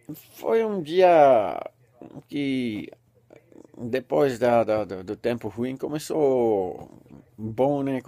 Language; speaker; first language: Portuguese; non-native, learner; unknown